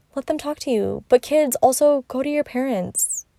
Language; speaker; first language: English; native; English